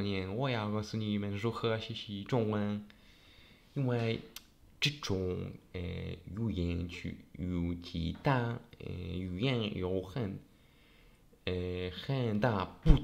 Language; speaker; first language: Chinese; non-native, learner; Polish